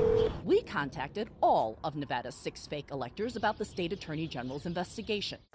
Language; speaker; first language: English; native; English